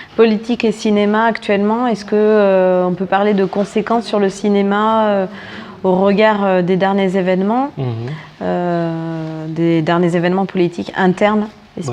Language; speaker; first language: French; native; French